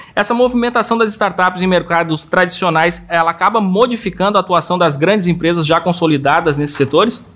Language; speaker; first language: Portuguese; native; Portuguese